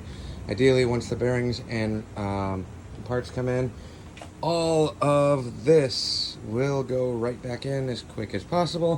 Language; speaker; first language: English; native; English